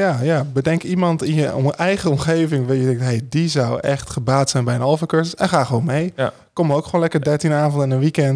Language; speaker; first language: Dutch; native; Dutch